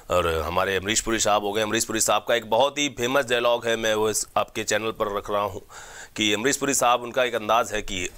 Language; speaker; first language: Hindi; native; Hindi